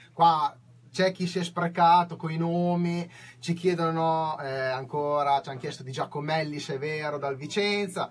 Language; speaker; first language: Italian; native; Italian